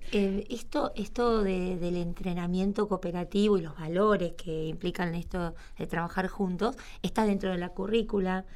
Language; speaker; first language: Spanish; native; Spanish